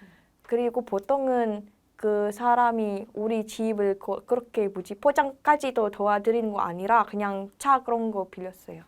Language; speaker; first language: Korean; non-native, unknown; Indonesian